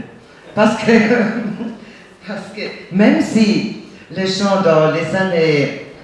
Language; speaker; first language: French; non-native, fluent; German